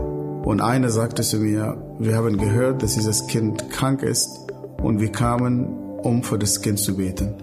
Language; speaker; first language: German; non-native, fluent; Arabic